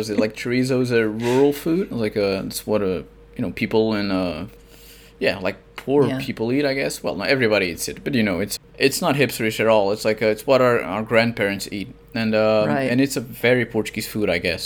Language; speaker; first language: English; non-native, fluent; Portuguese